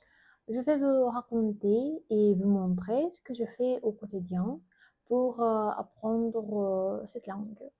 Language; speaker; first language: French; non-native, learner; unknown